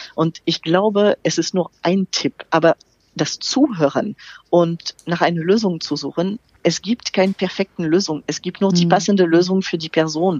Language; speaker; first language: German; non-native, fluent; French